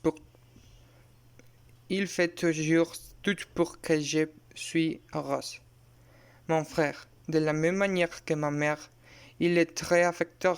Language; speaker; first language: French; non-native, learner; Spanish